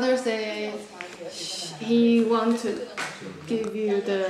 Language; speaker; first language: English; non-native, learner; Chinese